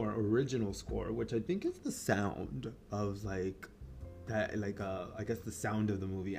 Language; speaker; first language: English; non-native, fluent; Spanish